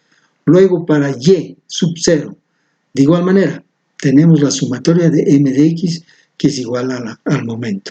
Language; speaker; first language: Spanish; native; Spanish